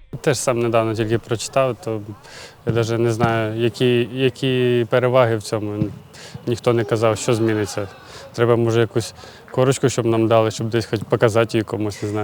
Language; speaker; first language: Ukrainian; native; Ukrainian